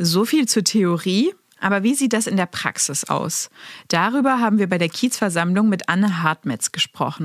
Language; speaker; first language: German; native; German